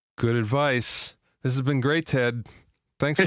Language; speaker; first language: English; native; English